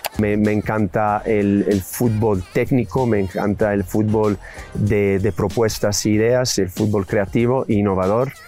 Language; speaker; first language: Spanish; non-native, fluent; Serbian